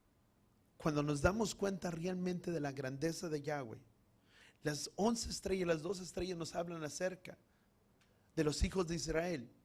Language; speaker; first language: Spanish; native; Spanish